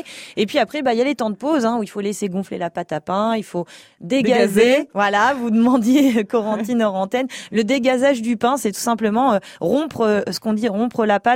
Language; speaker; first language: French; native; French